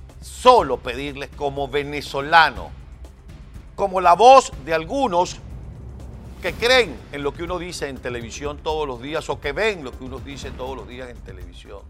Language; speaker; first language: Spanish; native; Spanish